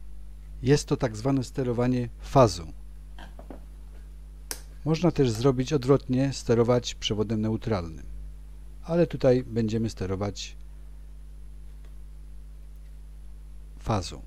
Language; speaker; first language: Polish; native; Polish